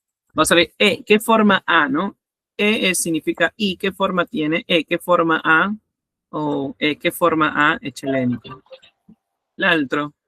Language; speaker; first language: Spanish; native; Spanish